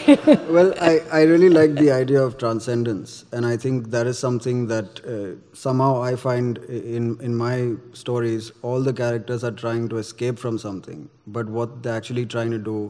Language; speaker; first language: English; non-native, local second language; Gujarati